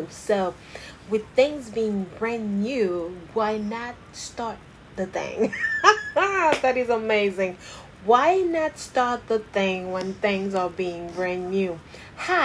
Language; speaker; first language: English; non-native, fluent; Haitian Creole